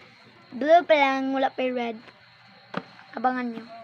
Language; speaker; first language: Filipino; non-native, local second language; Cebuano